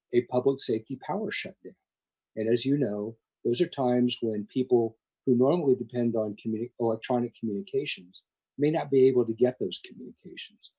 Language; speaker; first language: English; native; English